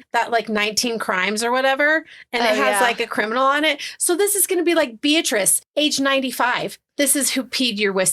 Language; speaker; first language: English; native; English